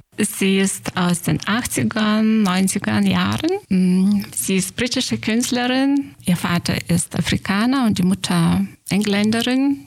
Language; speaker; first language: German; non-native, fluent; Lithuanian